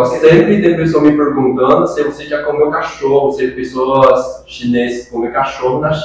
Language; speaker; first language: Portuguese; non-native, fluent; Chinese